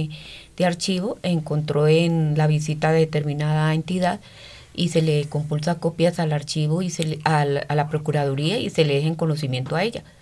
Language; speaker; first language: Spanish; native; Spanish